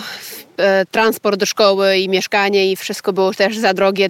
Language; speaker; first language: Polish; early bilingual, heritage; Polish